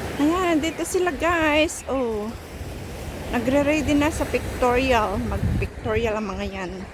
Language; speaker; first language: Filipino; native; Filipino